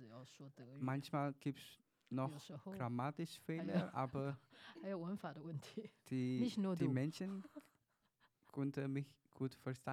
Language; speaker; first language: German; non-native, learner; Chinese